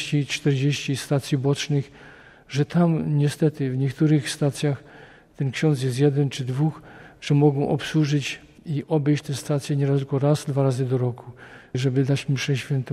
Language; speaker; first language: Polish; native; Polish